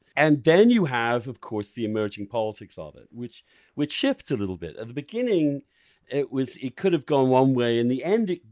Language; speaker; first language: English; native; English